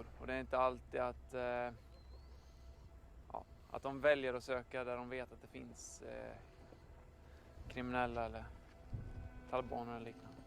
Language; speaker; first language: Swedish; native; Swedish